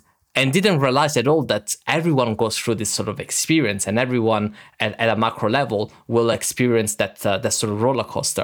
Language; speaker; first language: English; early bilingual, other home language; Italian